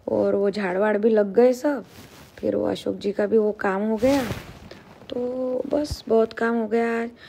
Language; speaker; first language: Hindi; non-native, local second language; Marathi